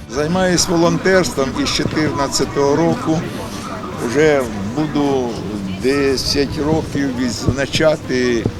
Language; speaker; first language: Ukrainian; native; Ukrainian